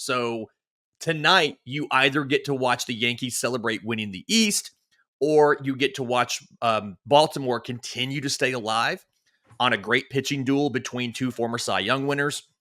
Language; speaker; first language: English; native; English